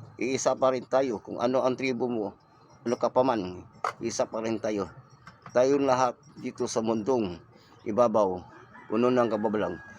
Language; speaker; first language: Filipino; non-native, local second language; Cebuano